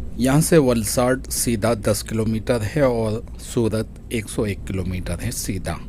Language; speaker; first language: Hindi; native; Hindi